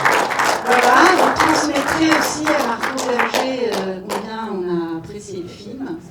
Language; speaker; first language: French; native; French